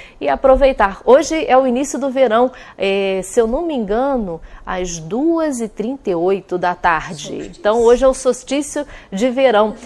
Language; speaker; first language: Portuguese; native; Portuguese